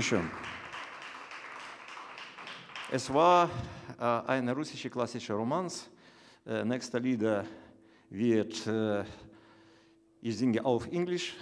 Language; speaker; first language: German; non-native, learner; Russian